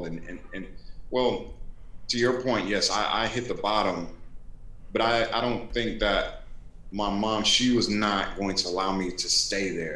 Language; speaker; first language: English; native; English